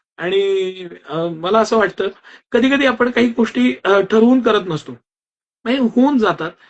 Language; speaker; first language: Marathi; non-native, local second language; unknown